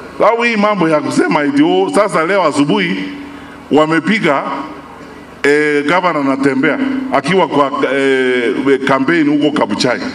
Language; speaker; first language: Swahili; non-native, local second language; Gusii